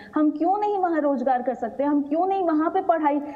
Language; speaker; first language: Hindi; native; Hindi